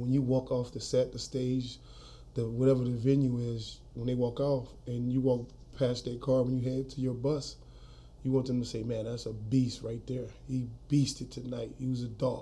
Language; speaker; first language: English; native; English